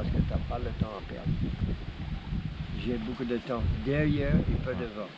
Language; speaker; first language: French; non-native, fluent; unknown